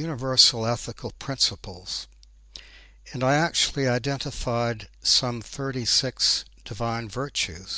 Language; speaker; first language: English; native; English